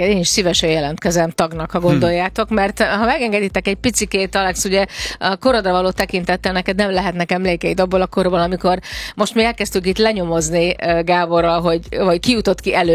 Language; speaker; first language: Hungarian; native; Hungarian